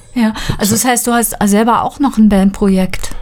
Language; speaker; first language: German; native; German